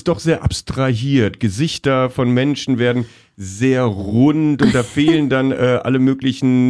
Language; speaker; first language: German; native; German